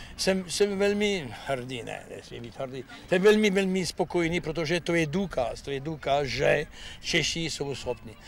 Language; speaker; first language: Czech; non-native, fluent; French